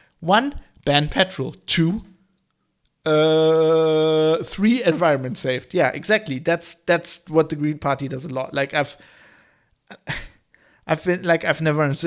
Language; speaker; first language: English; non-native, fluent; German